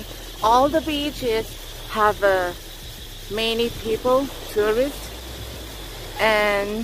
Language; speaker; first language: English; non-native, learner; Thai